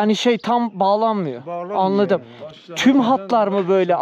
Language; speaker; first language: Turkish; native; Turkish